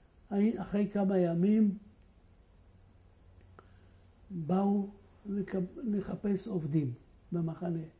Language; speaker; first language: Hebrew; non-native, fluent; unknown